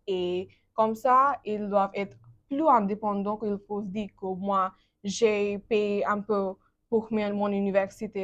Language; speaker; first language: French; non-native, learner; Bangla